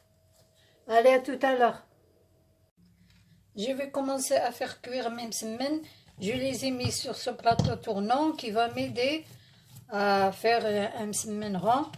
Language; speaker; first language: French; non-native, local second language; Arabic